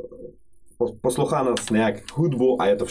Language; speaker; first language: Czech; non-native, learner; Russian